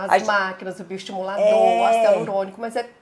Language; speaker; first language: Portuguese; native; Portuguese